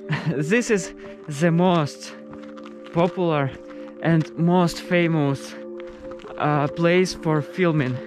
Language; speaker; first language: English; non-native, learner; Russian